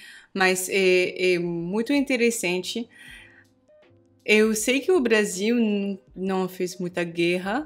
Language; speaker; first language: Portuguese; non-native, fluent; French